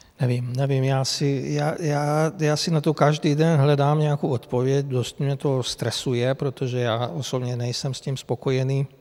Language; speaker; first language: Czech; non-native, fluent; Hungarian